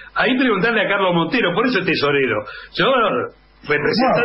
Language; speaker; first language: Spanish; native; Spanish